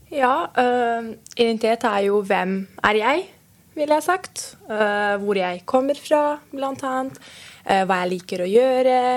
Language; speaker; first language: Norwegian; non-native, fluent; Serbian